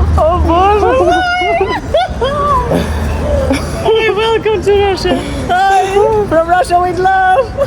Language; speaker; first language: English; non-native, learner; Russian